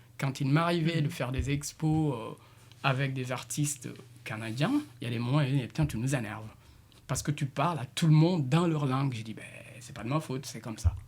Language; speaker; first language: French; non-native, local second language; Jola-Fonyi